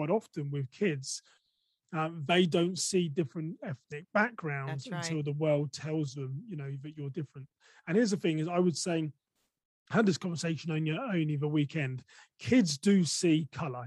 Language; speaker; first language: English; native; English